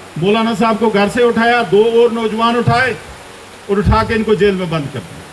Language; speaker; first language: Urdu; non-native, local second language; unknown